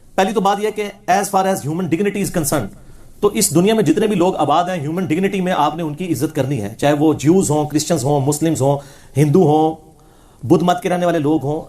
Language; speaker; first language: Urdu; non-native, local second language; Punjabi